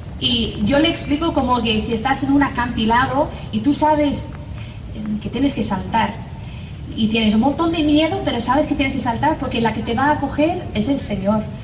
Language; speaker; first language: Spanish; non-native, fluent; English